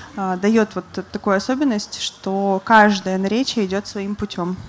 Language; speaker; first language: Russian; native; Russian